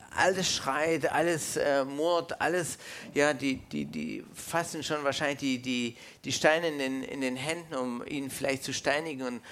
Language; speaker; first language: German; non-native, fluent; English